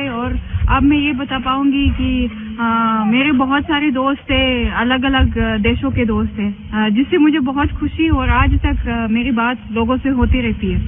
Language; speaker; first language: Hindi; non-native, fluent; Russian